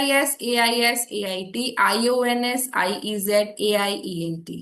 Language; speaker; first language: French; non-native, fluent; Hindi